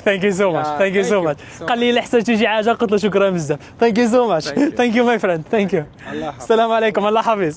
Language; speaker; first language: Arabic; native; Arabic